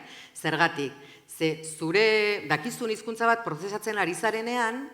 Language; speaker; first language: Basque; native; Basque